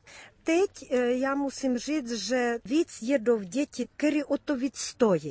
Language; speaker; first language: Czech; early bilingual, heritage; Czech